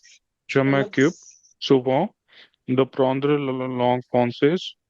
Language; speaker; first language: French; non-native, learner; Punjabi